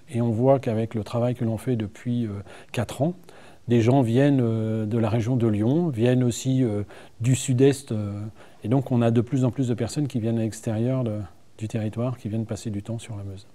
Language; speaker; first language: French; native; French